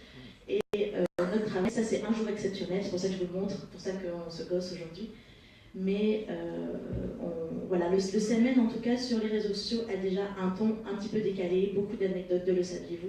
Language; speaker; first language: French; native; French